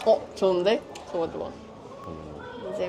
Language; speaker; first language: Korean; non-native, fluent; Japanese